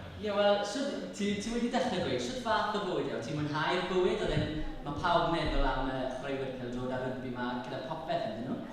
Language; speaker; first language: Welsh; native; Welsh